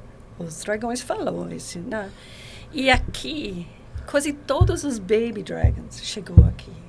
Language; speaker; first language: Portuguese; non-native, fluent; English